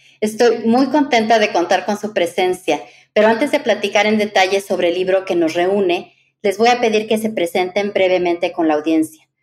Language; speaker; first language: Spanish; native; Spanish